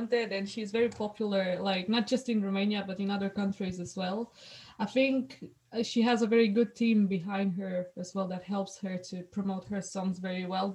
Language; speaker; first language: English; non-native, fluent; Romanian